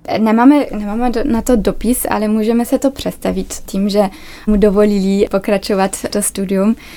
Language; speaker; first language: Czech; early bilingual, other home language; German